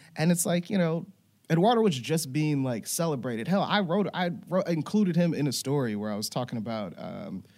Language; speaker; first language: English; native; English